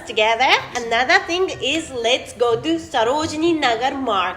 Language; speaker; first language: English; non-native, fluent; Japanese